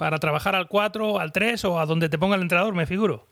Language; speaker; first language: Spanish; native; Spanish